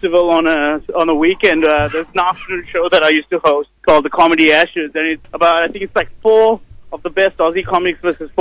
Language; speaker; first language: English; non-native, local second language; Sinhala